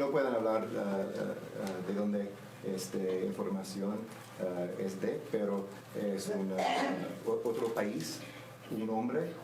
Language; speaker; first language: Spanish; non-native, learner; English